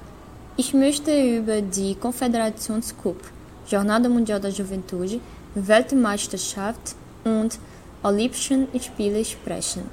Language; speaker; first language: German; non-native, learner; Portuguese